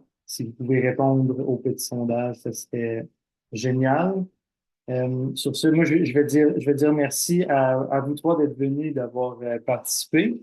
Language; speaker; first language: French; native; French